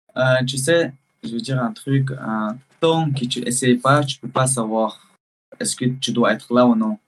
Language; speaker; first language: French; early bilingual, heritage; Russian